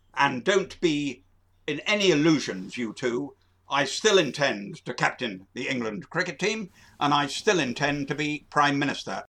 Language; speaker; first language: English; native; English